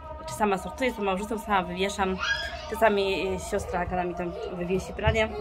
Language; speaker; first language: Polish; early bilingual, heritage; Polish